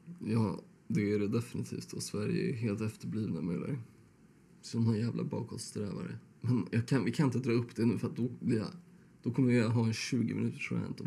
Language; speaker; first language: Swedish; native; Swedish